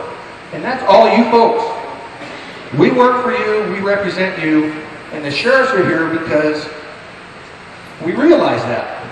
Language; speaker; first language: English; native; English